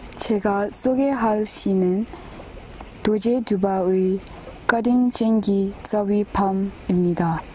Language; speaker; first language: Korean; non-native, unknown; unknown